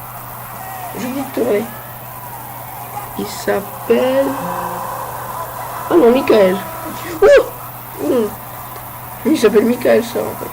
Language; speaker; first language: French; native; French